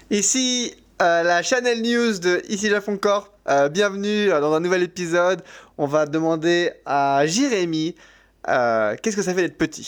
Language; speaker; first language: French; native; French